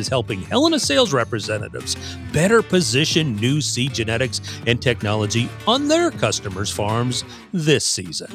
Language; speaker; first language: English; native; English